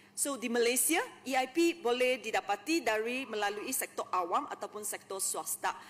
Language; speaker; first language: Malay; non-native, local second language; Chinese